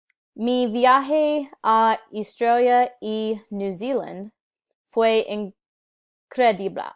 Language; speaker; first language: Spanish; non-native, learner; English